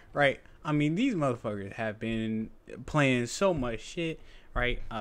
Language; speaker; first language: English; native; English